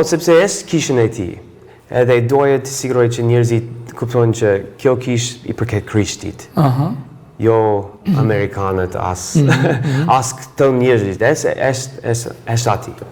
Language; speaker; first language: Albanian; non-native, fluent; English